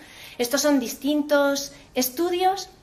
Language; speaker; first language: Spanish; native; Spanish